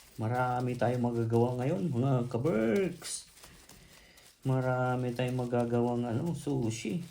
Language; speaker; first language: Filipino; native; Filipino